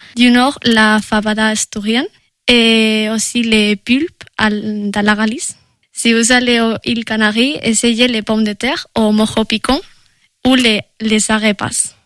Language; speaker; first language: French; non-native, fluent; Spanish